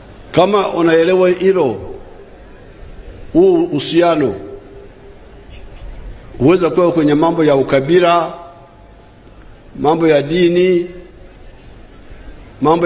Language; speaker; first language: Swahili; non-native, local second language; Nyankole